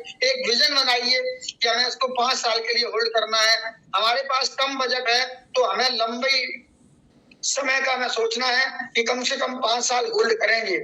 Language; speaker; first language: Hindi; native; Hindi